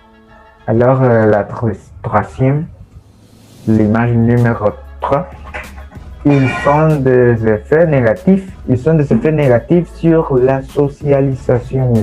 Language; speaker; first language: French; non-native, learner; Spanish